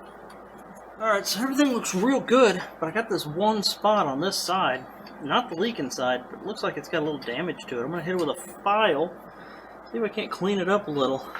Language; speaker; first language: English; native; English